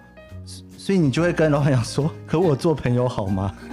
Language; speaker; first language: Chinese; native; Chinese